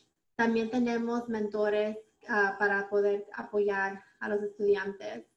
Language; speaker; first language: Spanish; early bilingual, heritage; Spanish